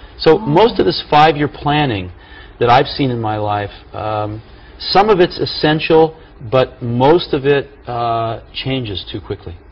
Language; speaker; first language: English; native; English